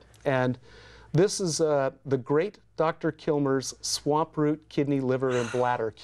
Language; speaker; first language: English; native; English